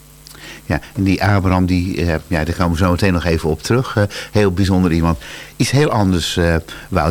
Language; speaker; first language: Dutch; native; Dutch